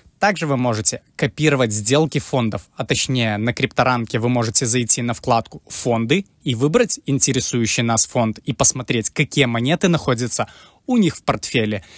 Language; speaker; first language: Russian; native; Russian